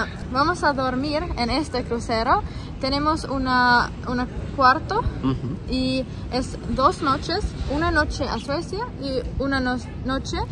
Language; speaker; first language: Spanish; non-native, learner; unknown